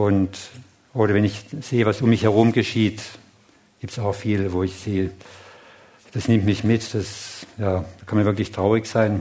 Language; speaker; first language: German; non-native, fluent; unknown